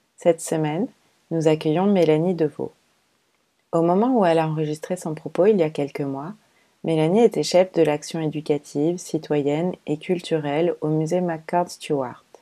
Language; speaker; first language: French; native; French